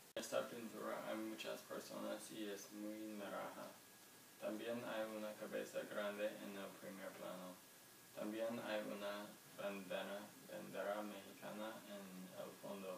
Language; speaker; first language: Spanish; non-native, learner; English